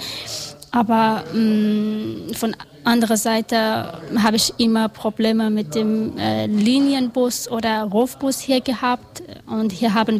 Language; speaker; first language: German; non-native, learner; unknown